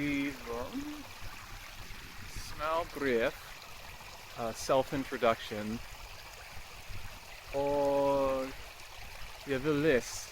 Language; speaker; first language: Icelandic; non-native, learner; English